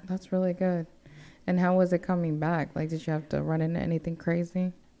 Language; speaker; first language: English; early bilingual, other home language; Spanish